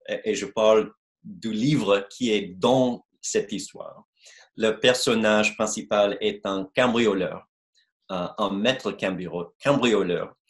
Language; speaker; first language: French; non-native, fluent; English